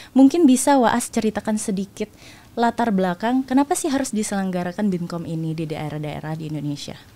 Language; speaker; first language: Indonesian; native; Indonesian